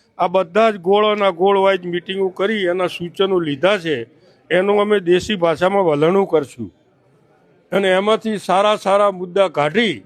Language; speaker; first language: Gujarati; native; Gujarati